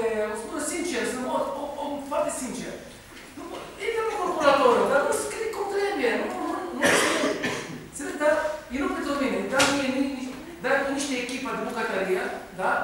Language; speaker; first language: Romanian; non-native, learner; Hebrew